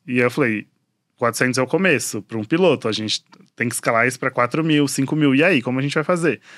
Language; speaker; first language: Portuguese; native; Portuguese